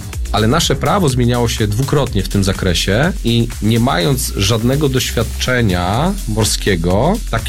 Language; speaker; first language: Polish; native; Polish